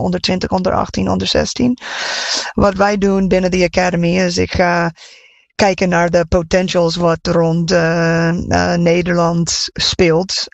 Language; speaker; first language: Dutch; non-native, fluent; English